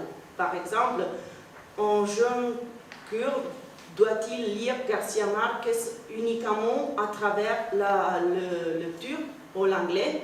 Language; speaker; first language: French; non-native, fluent; Italian